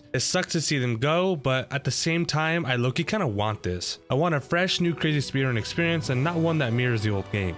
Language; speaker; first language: English; native; English